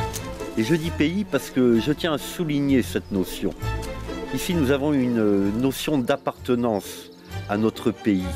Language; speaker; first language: French; native; French